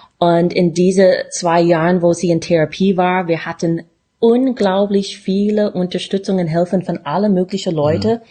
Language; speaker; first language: German; non-native, fluent; English